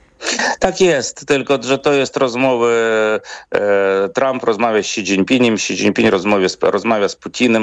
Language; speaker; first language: Polish; non-native, fluent; Ukrainian